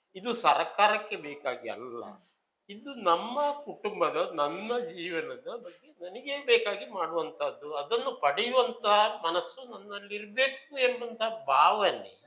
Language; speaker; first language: Kannada; non-native, local second language; Marathi